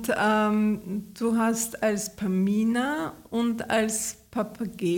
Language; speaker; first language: German; native; German